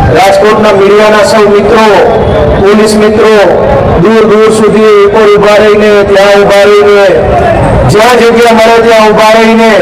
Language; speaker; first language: Gujarati; native; Gujarati